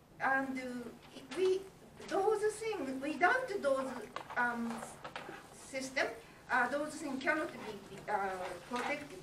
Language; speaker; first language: English; non-native, learner; Japanese